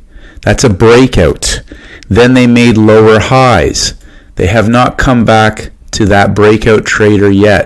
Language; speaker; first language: English; native; English